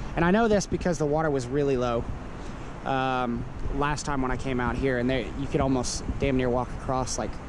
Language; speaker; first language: English; native; English